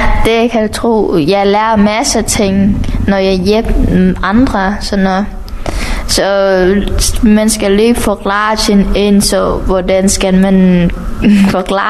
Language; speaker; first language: Danish; non-native, fluent; Vietnamese